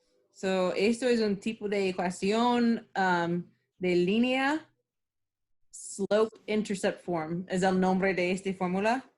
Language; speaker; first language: Spanish; non-native, learner; English